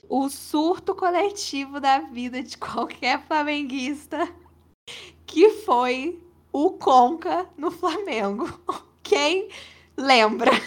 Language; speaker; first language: Portuguese; native; Portuguese